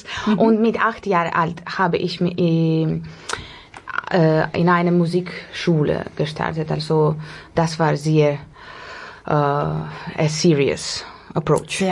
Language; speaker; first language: German; non-native, fluent; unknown